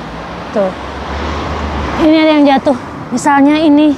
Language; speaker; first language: Indonesian; native; Indonesian